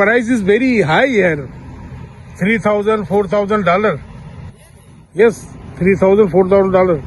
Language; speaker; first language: English; non-native, learner; Urdu